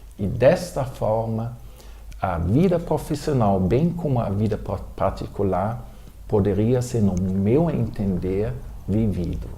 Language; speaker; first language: Portuguese; non-native, fluent; German